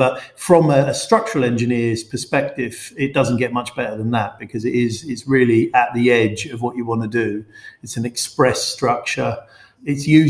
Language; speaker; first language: English; native; English